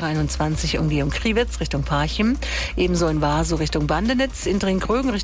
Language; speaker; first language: German; native; German